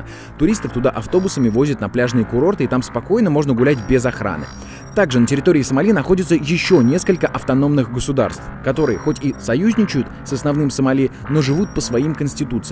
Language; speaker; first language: Russian; native; Russian